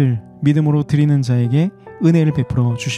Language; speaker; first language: Korean; native; Korean